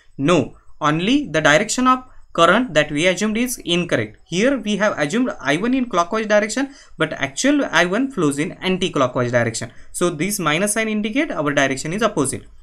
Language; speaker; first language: English; non-native, local second language; Marathi